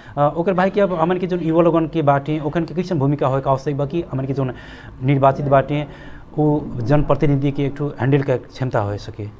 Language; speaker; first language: Bhojpuri; non-native, local second language; Dangaura Tharu